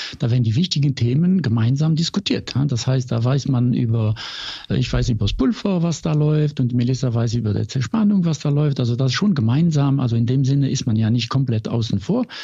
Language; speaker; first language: German; non-native, local second language; Luxembourgish